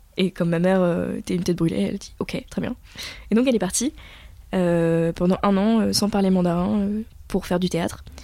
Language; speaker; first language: French; native; French